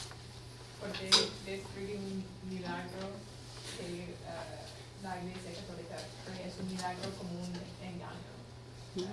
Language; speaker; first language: Spanish; non-native, learner; English